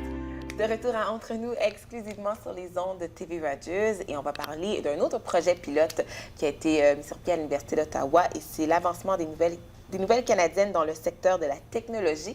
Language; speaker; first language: French; native; French